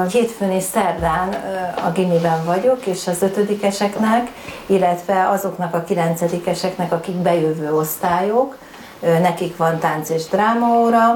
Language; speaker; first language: Hungarian; native; Hungarian